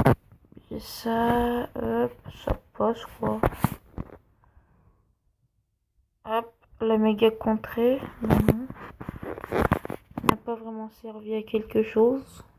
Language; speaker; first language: French; native; French